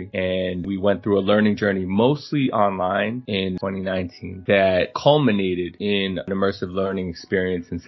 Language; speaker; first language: English; native; English